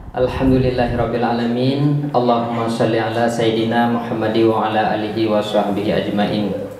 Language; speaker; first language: Malay; non-native, local second language; Achinese